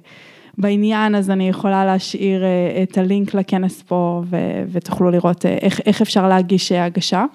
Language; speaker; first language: Hebrew; native; Hebrew